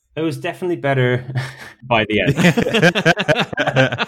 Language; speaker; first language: English; native; English